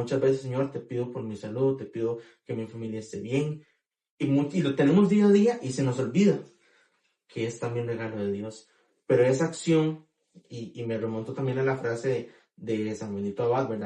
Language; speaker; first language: Spanish; native; Spanish